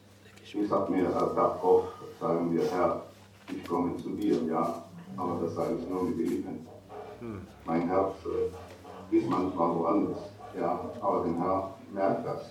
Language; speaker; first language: German; non-native, fluent; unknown